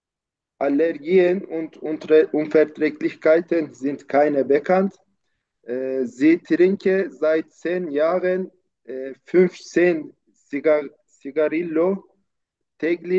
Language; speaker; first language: German; non-native, learner; Turkish